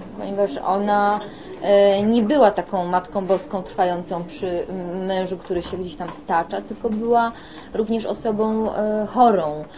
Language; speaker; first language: Polish; native; Polish